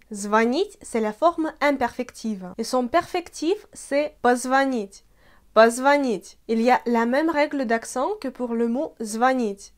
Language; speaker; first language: French; non-native, fluent; Russian